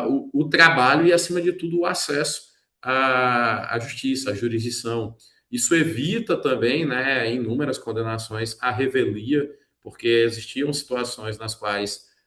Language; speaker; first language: Portuguese; native; Portuguese